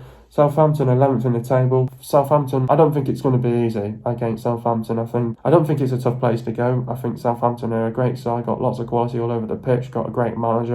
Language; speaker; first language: English; native; English